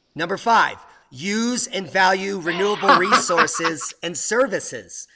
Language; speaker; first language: English; native; English